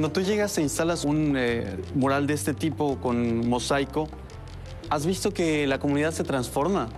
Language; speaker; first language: Portuguese; non-native, learner; Spanish